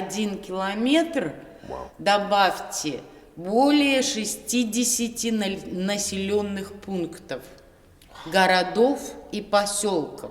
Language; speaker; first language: Russian; native; Russian